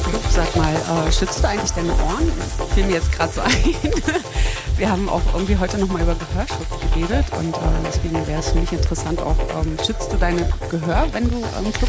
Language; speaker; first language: German; native; German